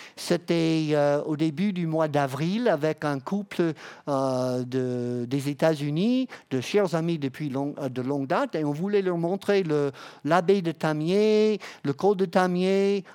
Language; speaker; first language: French; non-native, fluent; English